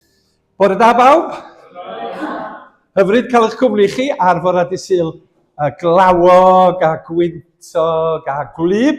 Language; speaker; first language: Welsh; native; Welsh